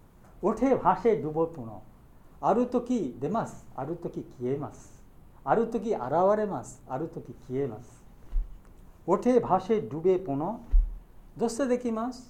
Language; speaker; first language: Japanese; non-native, learner; Bangla